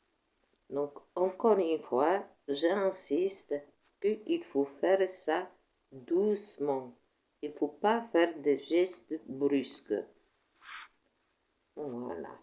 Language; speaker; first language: French; non-native, fluent; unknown